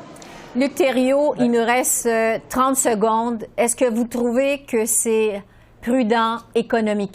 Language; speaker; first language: French; native; French